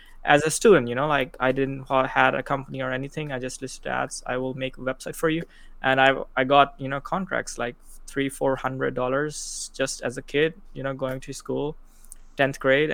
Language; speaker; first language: English; non-native, local second language; Urdu